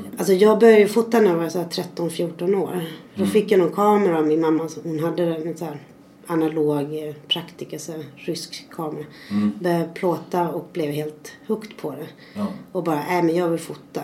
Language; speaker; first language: Swedish; early bilingual, other home language; Spanish